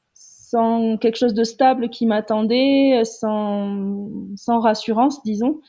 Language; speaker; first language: French; native; French